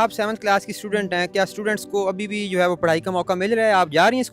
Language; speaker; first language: Urdu; native; Urdu